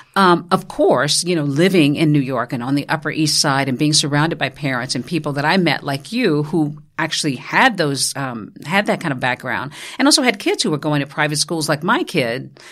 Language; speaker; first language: English; native; English